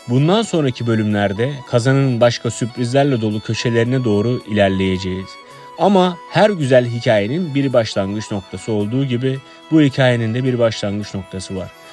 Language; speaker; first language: Turkish; native; Turkish